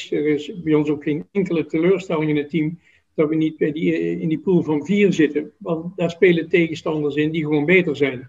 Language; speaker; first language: Dutch; native; Dutch